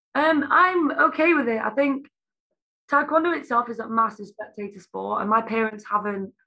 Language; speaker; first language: English; native; English